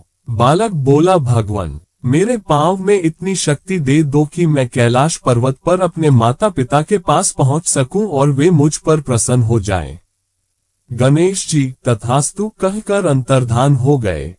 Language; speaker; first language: Hindi; native; Hindi